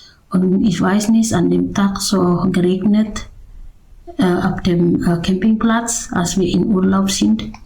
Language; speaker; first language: German; non-native, learner; Indonesian